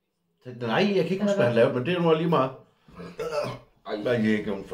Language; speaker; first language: Danish; native; Danish